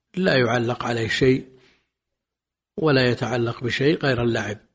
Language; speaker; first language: Arabic; native; Arabic